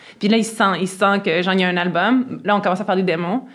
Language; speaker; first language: French; native; French